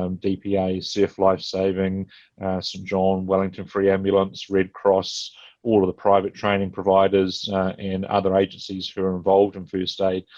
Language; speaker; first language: English; native; English